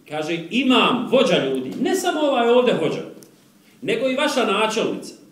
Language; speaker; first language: Serbian; native; Serbian